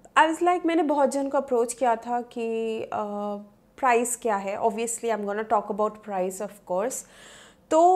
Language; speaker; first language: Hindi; non-native, local second language; Bangla